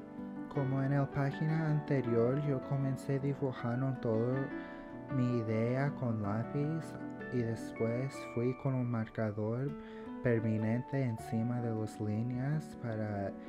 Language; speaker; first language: Spanish; early bilingual, heritage; English